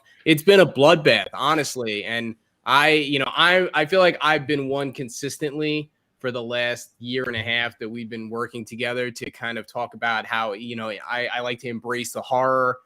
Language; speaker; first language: English; native; English